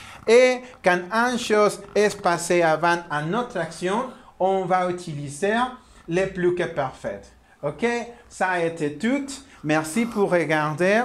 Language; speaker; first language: French; non-native, learner; Spanish